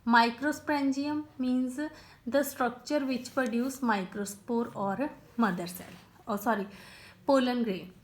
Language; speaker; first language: English; non-native, local second language; Punjabi